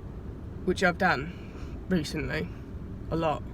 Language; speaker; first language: English; native; English